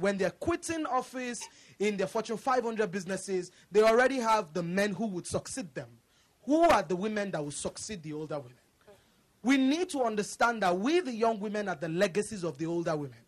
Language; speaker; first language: English; non-native, local second language; Yoruba